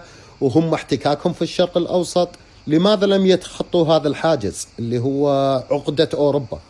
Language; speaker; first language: Arabic; native; Arabic